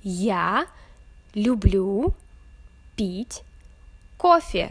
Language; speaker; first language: Russian; non-native, learner; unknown